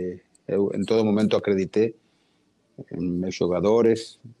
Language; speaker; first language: Portuguese; non-native, learner; Spanish